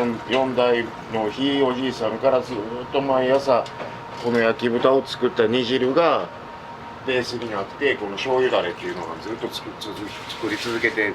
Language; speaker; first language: Japanese; native; Japanese